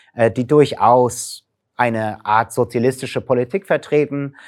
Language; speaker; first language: German; non-native, fluent; English